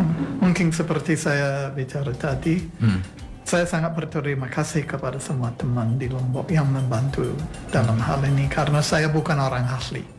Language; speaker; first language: Indonesian; non-native, fluent; English